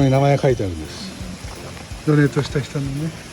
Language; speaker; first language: Japanese; native; Japanese